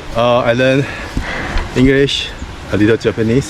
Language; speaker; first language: English; non-native, learner; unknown